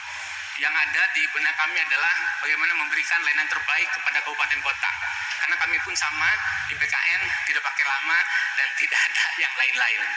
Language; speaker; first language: Indonesian; non-native, local second language; Sundanese